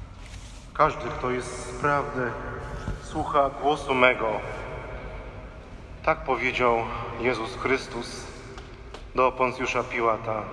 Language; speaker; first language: Polish; native; Polish